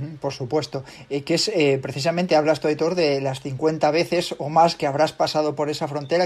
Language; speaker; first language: Spanish; native; Spanish